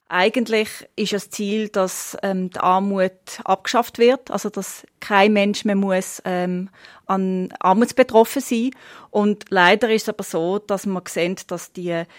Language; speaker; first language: German; native; German